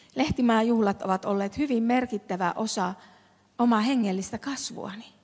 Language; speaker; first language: Finnish; native; Finnish